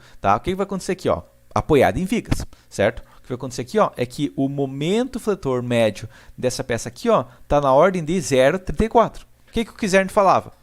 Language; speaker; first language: Portuguese; native; Portuguese